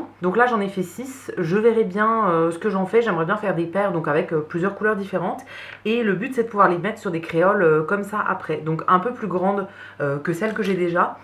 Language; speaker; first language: French; native; French